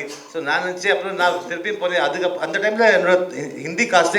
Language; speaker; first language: Tamil; early bilingual, heritage; Tamil